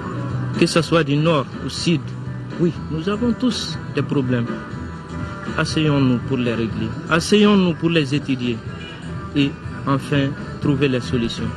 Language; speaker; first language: French; non-native, local second language; Tamasheq